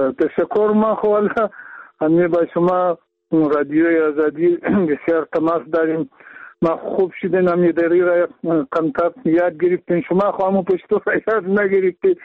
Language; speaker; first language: Persian; non-native, local second language; Pashto